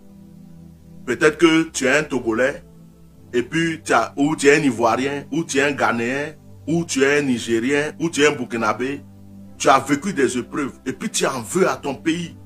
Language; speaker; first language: French; non-native, local second language; Baoulé